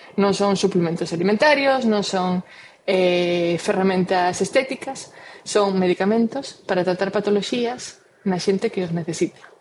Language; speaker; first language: Galician; non-native, local second language; Spanish